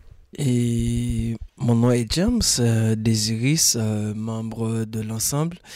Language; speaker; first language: French; non-native, local second language; Haitian Creole